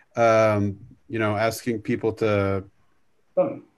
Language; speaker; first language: English; native; English